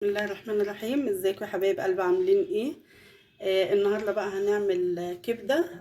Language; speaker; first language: Arabic; native; Arabic